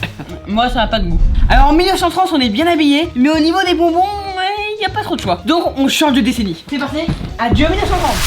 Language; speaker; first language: French; native; French